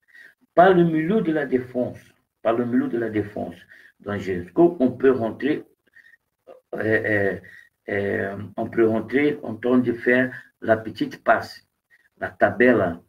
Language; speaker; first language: French; non-native, learner; Portuguese